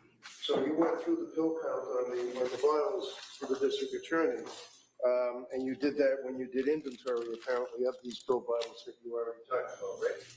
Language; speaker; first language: English; native; English